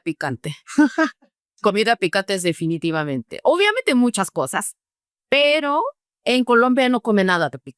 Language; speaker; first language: Spanish; non-native, fluent; Korean